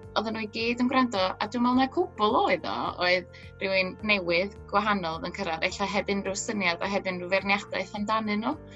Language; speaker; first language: Welsh; native; Welsh